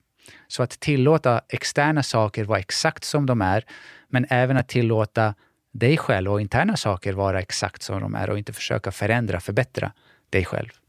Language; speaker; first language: Swedish; early bilingual, other home language; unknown